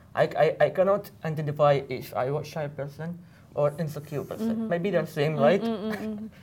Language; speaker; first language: English; non-native, fluent; Arabic